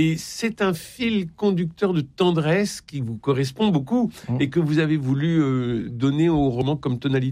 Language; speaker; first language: French; native; French